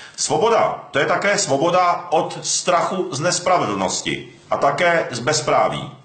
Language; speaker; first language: Czech; early bilingual, other home language; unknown